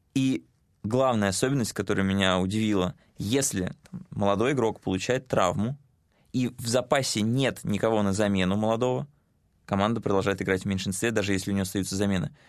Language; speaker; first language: Russian; native; Russian